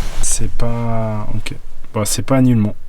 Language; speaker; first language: French; native; French